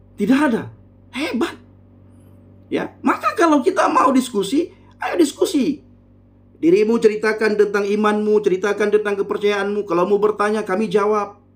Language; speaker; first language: Indonesian; non-native, local second language; Achinese